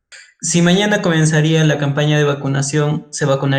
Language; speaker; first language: Spanish; native; Spanish